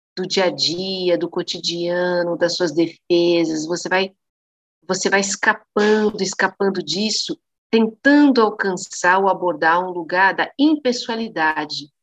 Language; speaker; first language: Portuguese; native; Portuguese